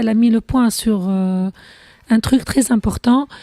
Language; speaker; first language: French; non-native, local second language; Arabic